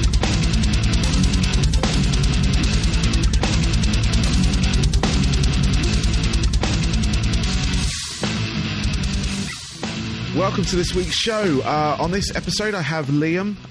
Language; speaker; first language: English; native; English